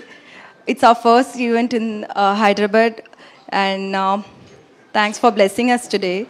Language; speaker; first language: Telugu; non-native, learner; Tamil